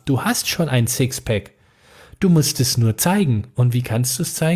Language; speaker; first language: German; native; German